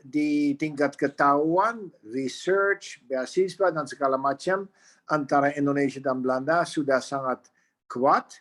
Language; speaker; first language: Indonesian; non-native, fluent; Dutch